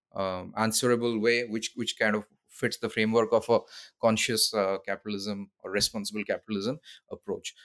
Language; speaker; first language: English; non-native, local second language; Odia